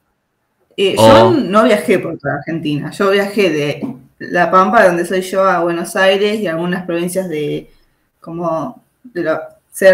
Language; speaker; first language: Spanish; native; Spanish